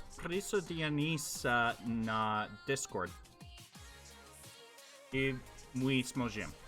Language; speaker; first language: Russian; non-native, learner; English